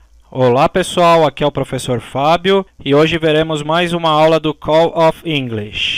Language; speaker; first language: Portuguese; native; Portuguese